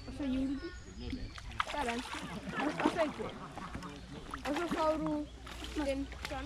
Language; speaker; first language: Danish; early bilingual, other home language; Bangla